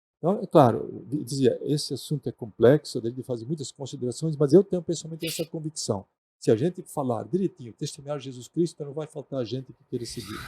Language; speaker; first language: Portuguese; non-native, local second language; German